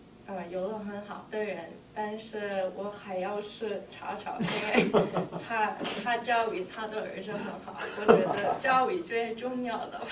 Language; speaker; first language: Chinese; non-native, learner; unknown